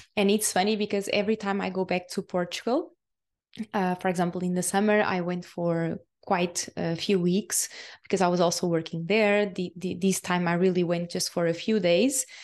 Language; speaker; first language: English; non-native, fluent; Portuguese